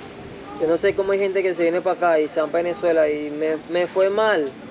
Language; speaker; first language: Spanish; native; Spanish